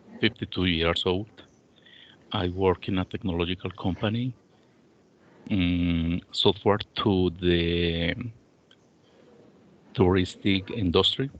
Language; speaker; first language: English; non-native, learner; Spanish